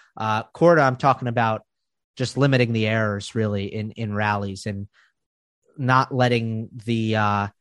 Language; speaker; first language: English; native; English